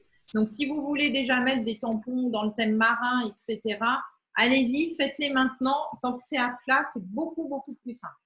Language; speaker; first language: French; native; French